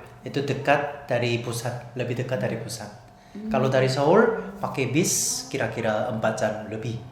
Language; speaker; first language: Indonesian; non-native, fluent; Korean